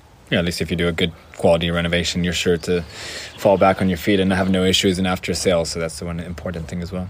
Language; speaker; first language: English; non-native, fluent; French